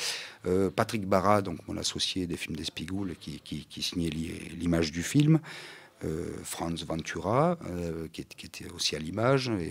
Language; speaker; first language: French; native; French